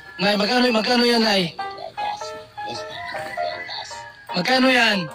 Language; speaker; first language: Filipino; non-native, local second language; Bikol